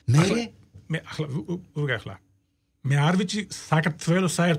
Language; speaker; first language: Georgian; non-native, learner; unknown